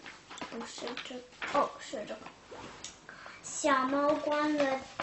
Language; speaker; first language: Chinese; early bilingual, heritage; Chinese